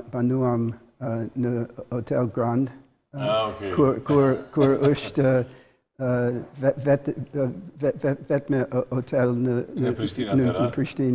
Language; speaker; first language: Albanian; non-native, learner; English